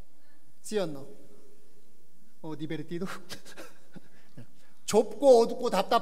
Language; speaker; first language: Spanish; non-native, learner; Korean